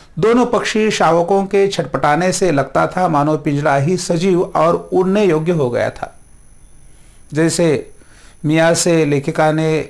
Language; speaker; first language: Hindi; non-native, local second language; Marathi